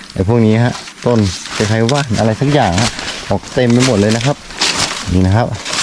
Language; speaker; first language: Thai; non-native, local second language; Karen languages